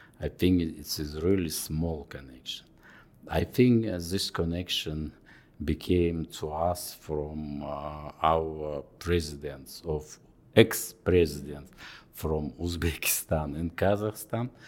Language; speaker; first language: English; non-native, fluent; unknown